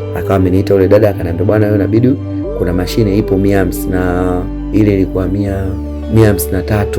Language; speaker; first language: Swahili; native; Swahili